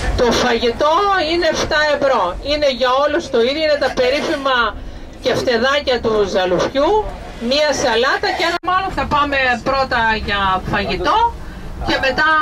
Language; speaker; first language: Greek; native; Greek